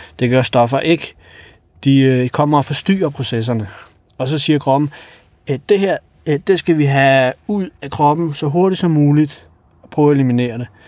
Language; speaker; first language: Danish; early bilingual, other home language; Albanian